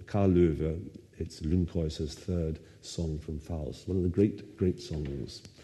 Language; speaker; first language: English; native; English